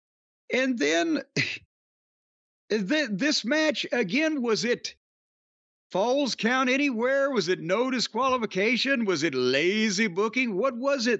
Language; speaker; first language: English; native; English